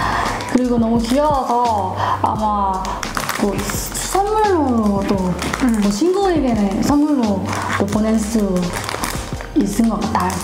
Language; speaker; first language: Korean; non-native, learner; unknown